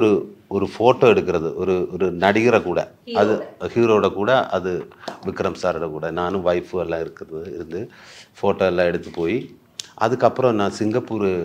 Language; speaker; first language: Tamil; non-native, learner; Malayalam